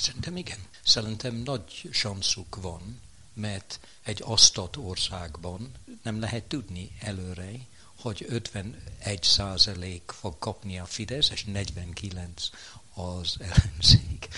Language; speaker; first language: Hungarian; non-native, fluent; English